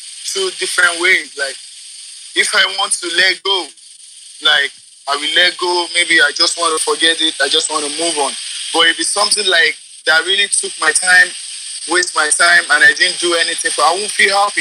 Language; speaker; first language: English; non-native, local second language; Yoruba